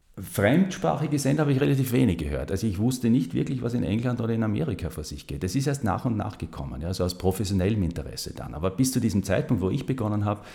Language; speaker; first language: German; native; German